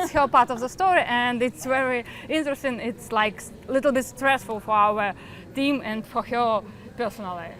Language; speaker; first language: English; non-native, learner; Ukrainian